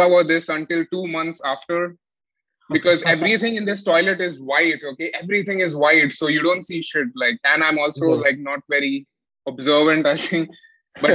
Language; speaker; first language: English; non-native, local second language; Malayalam